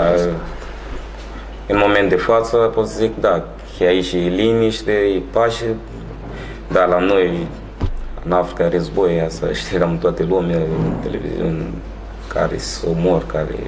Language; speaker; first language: Romanian; non-native, fluent; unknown